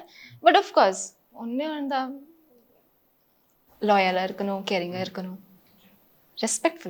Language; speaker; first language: Tamil; non-native, fluent; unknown